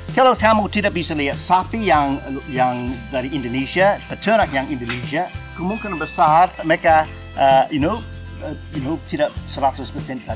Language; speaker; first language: Indonesian; non-native, fluent; English